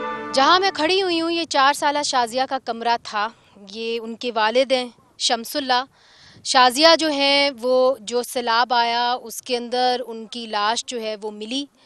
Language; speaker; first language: Urdu; native; Urdu